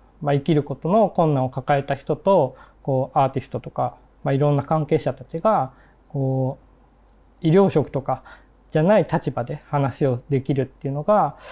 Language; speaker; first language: Japanese; native; Japanese